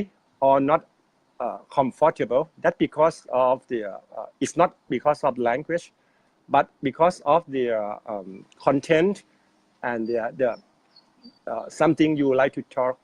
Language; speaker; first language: English; non-native, fluent; Thai